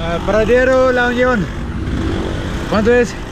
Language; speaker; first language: Spanish; non-native, learner; German